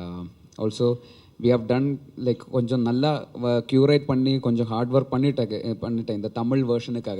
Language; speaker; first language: Tamil; non-native, learner; Malayalam